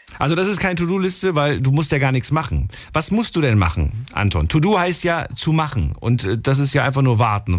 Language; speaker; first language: German; native; German